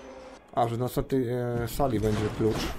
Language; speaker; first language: Polish; native; Polish